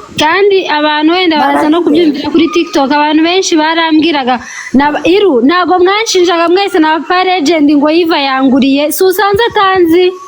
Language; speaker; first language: Kinyarwanda; native; Kinyarwanda